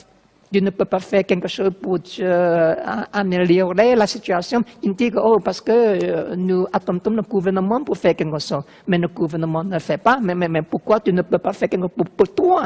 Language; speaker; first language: French; non-native, learner; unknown